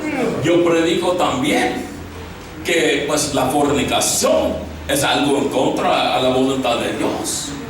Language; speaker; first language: Spanish; non-native, fluent; English